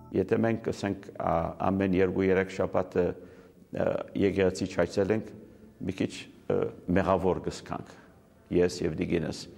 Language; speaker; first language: Armenian; early bilingual, heritage; Armenian